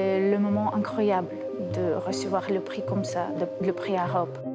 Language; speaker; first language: French; non-native, learner; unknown